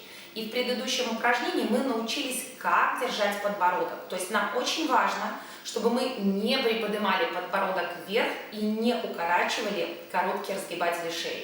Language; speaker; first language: Russian; native; Russian